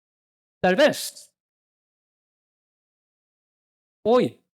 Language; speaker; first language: Spanish; non-native, learner; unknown